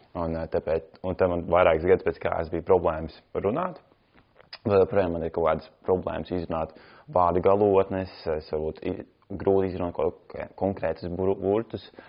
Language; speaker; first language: Latvian; native; Latvian